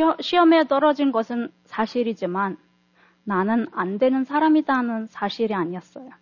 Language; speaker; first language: Korean; non-native, fluent; Turkmen